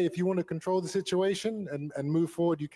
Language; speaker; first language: English; native; English